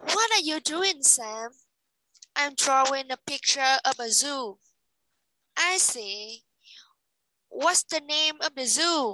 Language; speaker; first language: English; non-native, fluent; Vietnamese